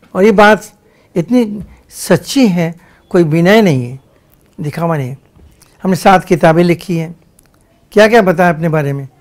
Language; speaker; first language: Hindi; non-native, local second language; Bangla